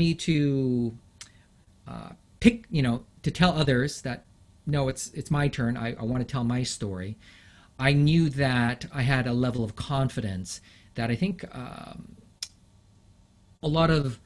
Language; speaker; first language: English; native; English